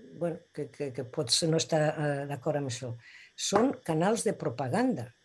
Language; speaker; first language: Catalan; non-native, local second language; Spanish